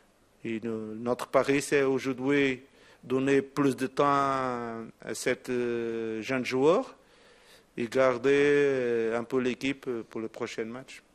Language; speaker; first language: French; non-native, fluent; Portuguese